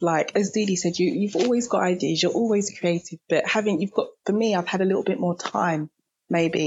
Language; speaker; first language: English; native; English